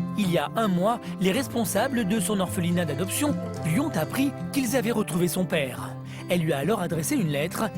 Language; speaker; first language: French; native; French